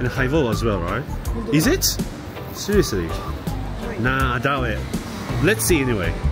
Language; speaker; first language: English; non-native, fluent; Japanese